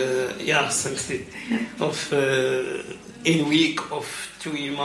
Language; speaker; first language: Dutch; non-native, learner; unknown